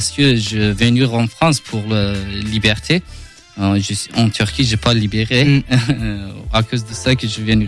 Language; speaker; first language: French; non-native, learner; Kurdish